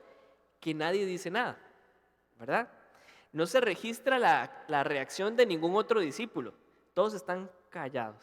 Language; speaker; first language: Spanish; native; Spanish